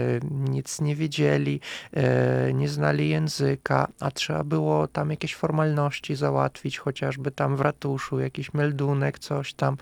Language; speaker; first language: Polish; non-native, fluent; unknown